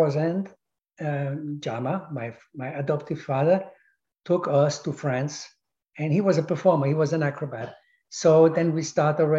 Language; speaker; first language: English; non-native, fluent; German